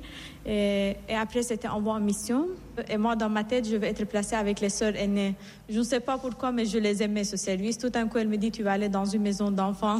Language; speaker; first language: French; non-native, fluent; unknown